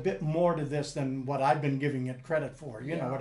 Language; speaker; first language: English; native; English